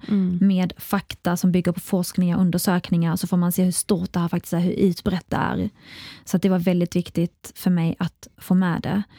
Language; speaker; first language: Swedish; early bilingual, other home language; Arabic